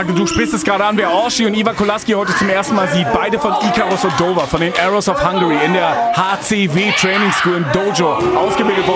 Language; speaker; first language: German; native; German